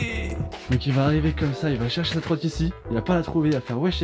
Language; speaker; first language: French; native; French